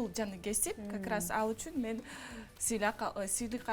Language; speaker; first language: Kyrgyz; non-native, local second language; Russian